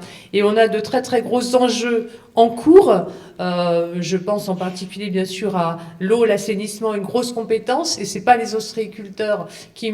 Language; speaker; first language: French; native; French